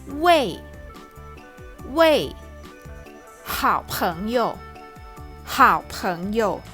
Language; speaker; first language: Chinese; non-native, fluent; Thai